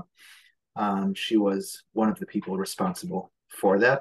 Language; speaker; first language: English; early bilingual, other home language; Hebrew